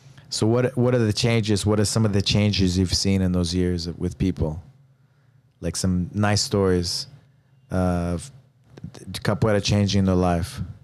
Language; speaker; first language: English; native; English